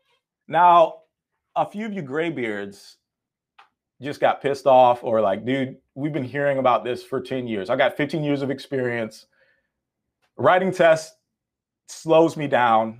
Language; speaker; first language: English; native; English